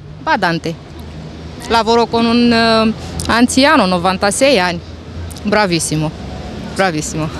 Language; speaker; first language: Italian; non-native, learner; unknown